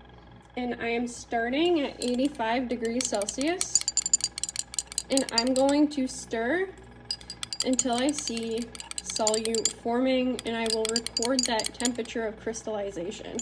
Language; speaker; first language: English; native; English